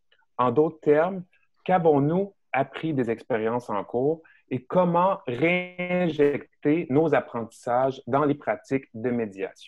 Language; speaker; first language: French; native; French